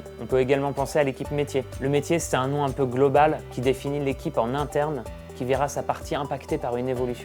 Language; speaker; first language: French; native; French